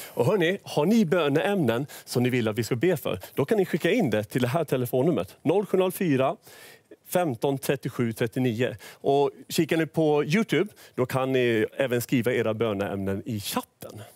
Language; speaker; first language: Swedish; native; Swedish